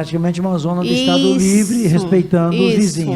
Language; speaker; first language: Portuguese; native; Portuguese